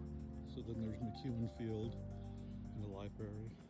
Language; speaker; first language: English; native; English